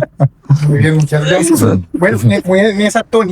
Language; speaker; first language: Spanish; native; Spanish